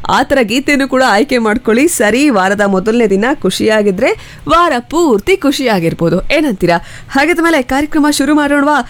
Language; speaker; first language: Kannada; native; Kannada